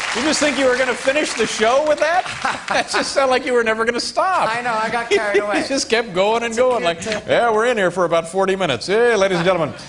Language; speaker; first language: English; native; English